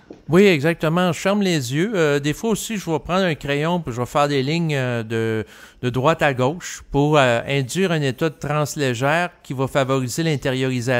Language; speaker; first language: French; native; French